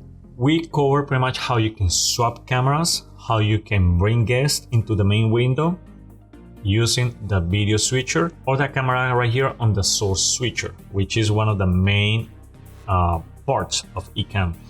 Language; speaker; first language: English; non-native, fluent; Spanish